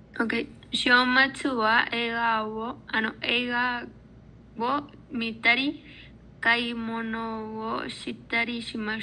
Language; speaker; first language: Japanese; non-native, learner; Spanish